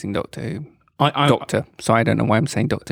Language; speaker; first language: English; native; English